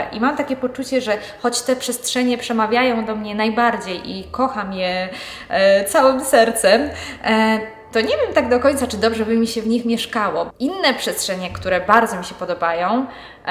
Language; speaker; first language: Polish; native; Polish